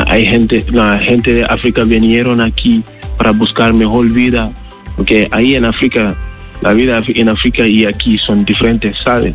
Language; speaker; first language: Spanish; non-native, learner; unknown